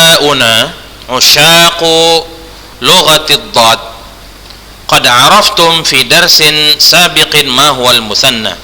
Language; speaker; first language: Arabic; non-native, fluent; Indonesian